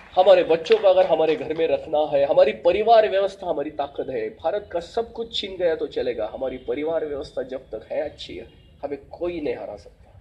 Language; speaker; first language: Hindi; native; Hindi